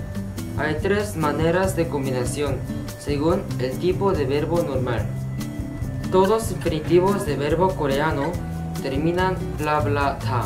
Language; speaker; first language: Spanish; non-native, fluent; Korean